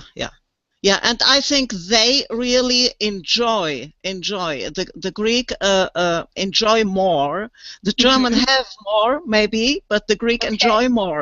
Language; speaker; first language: English; non-native, fluent; German